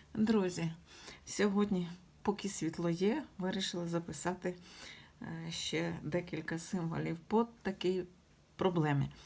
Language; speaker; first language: Ukrainian; non-native, local second language; Russian